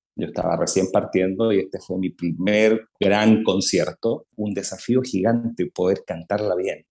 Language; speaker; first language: Spanish; native; Spanish